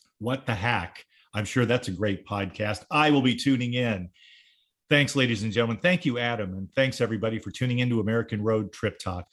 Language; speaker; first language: English; native; English